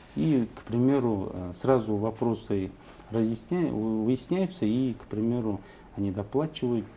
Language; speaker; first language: Russian; non-native, local second language; Kazakh